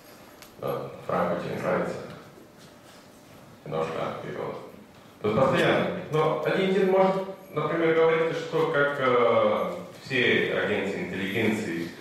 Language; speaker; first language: Russian; non-native, fluent; Spanish